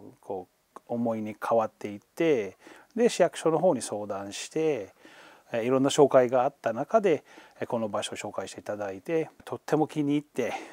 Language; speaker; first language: Japanese; non-native, fluent; English